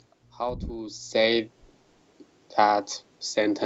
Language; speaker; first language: English; non-native, learner; Chinese